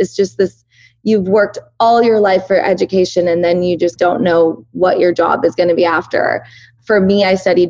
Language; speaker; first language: English; early bilingual, other home language; Persian